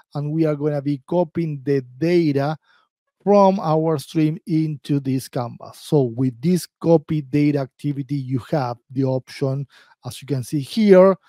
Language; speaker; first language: English; non-native, fluent; Spanish